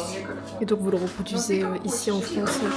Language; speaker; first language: French; native; French